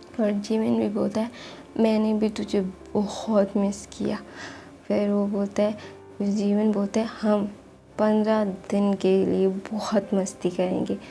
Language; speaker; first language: Hindi; non-native, local second language; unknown